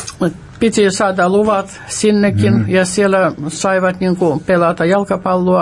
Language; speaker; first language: Finnish; non-native, fluent; Russian